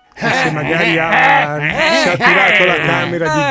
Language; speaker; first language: Italian; native; Italian